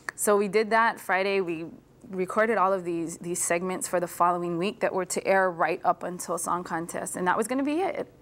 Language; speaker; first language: English; native; English